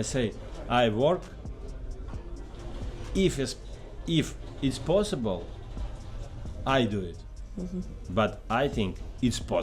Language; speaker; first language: English; non-native, learner; Ukrainian